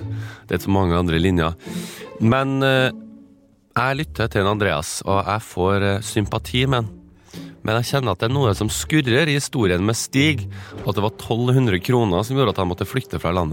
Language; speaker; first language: Norwegian; native; Norwegian